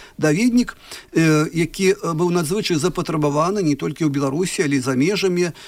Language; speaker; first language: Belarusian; native; Belarusian